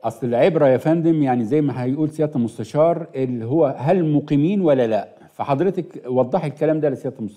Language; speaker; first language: Arabic; native; Arabic